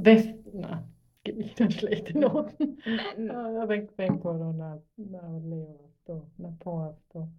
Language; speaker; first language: Greek; non-native, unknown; German